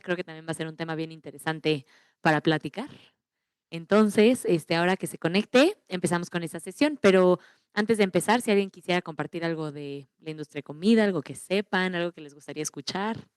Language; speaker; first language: Spanish; native; Spanish